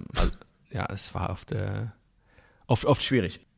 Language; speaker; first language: German; non-native, local second language; Luxembourgish